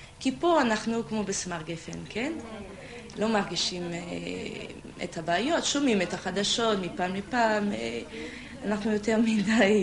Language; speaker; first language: Hebrew; non-native, fluent; French